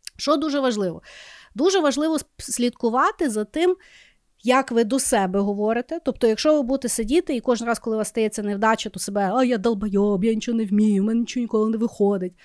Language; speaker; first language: Ukrainian; native; Ukrainian